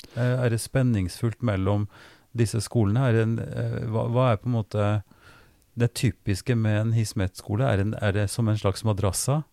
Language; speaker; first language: Norwegian; native; Norwegian